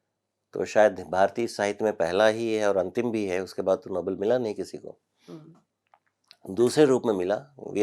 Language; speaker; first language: Hindi; native; Hindi